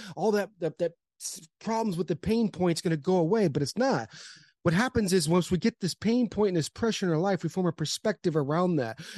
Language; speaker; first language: English; native; English